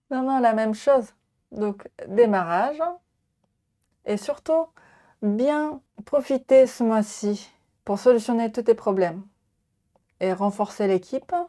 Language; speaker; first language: French; non-native, learner; Japanese